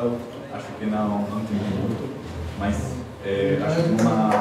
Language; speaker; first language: Portuguese; non-native, learner; Spanish